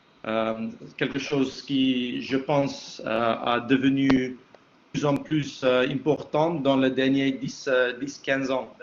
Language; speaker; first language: French; non-native, fluent; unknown